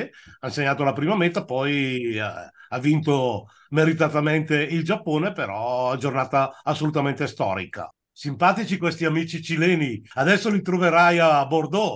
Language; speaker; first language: Italian; native; Italian